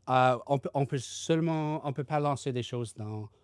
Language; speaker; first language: French; non-native, learner; English